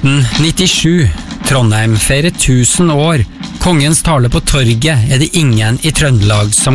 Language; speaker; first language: Norwegian; native; Norwegian